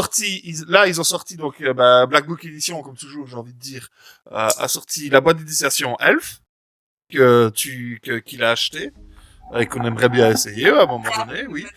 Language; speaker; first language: French; native; French